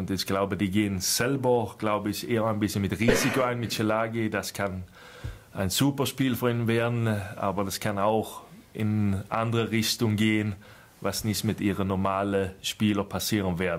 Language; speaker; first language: German; non-native, fluent; Swedish